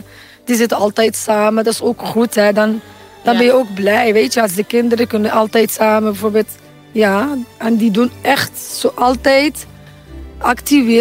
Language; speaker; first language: Dutch; non-native, learner; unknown